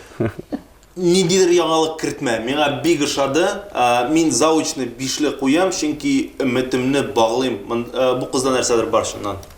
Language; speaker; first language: Tatar; native; Tatar